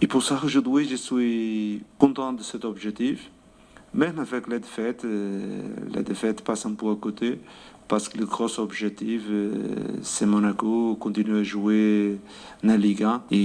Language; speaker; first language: French; non-native, fluent; Portuguese